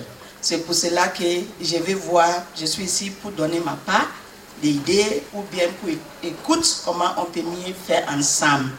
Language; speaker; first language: French; non-native, learner; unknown